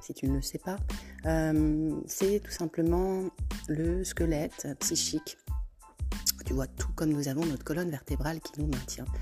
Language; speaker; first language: French; native; French